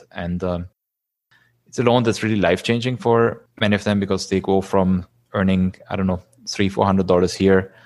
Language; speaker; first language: English; non-native, fluent; German